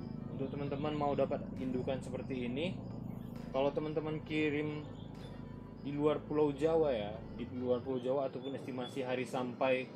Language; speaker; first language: Indonesian; native; Indonesian